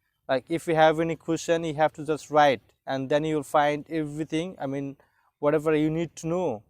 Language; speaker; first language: English; non-native, local second language; Bangla